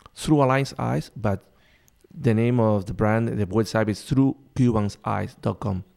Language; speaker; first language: English; non-native, learner; Spanish